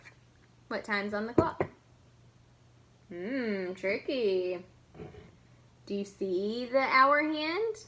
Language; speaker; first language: English; native; English